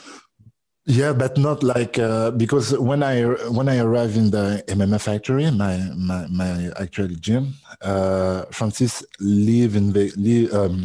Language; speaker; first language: English; non-native, learner; French